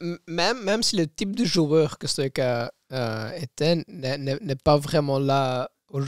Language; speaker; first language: French; non-native, local second language; Dutch